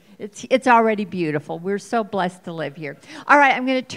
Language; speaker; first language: English; native; English